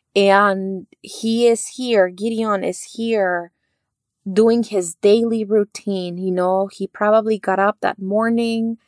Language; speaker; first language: English; early bilingual, other home language; Spanish